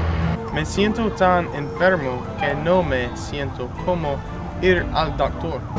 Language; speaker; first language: Spanish; non-native, learner; English